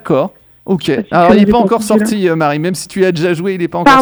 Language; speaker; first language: French; native; French